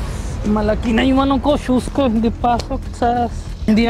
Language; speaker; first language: Filipino; non-native, learner; Punjabi